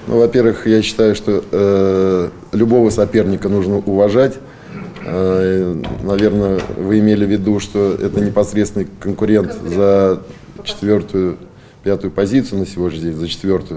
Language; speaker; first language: Russian; native; Russian